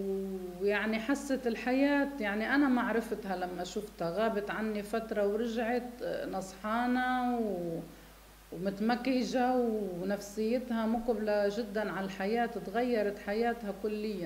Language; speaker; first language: Arabic; native; Arabic